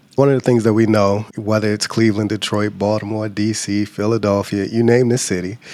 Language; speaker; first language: English; native; English